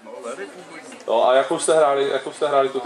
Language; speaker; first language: Czech; native; Czech